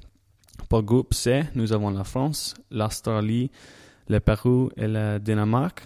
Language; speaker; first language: French; non-native, learner; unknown